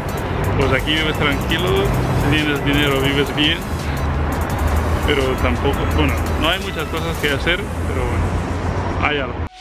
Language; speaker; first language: Spanish; non-native, fluent; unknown